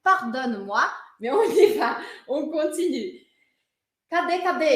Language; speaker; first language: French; non-native, fluent; Portuguese